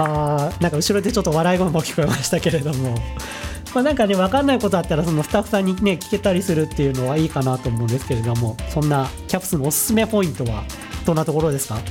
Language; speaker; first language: Japanese; native; Japanese